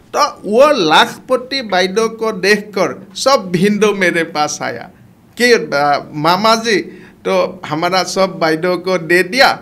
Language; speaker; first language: Hindi; non-native, local second language; Assamese